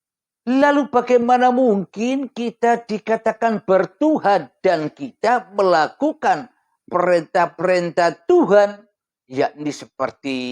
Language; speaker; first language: Indonesian; non-native, local second language; Javanese